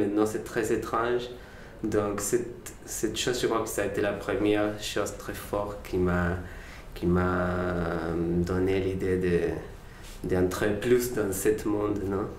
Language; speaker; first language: French; non-native, learner; Spanish